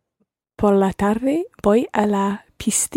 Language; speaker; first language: Spanish; non-native, learner; English